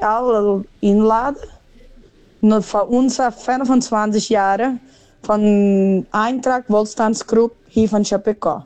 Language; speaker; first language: German; early bilingual, heritage; German